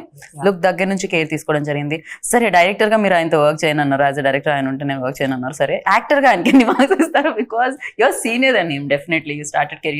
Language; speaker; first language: Telugu; native; Telugu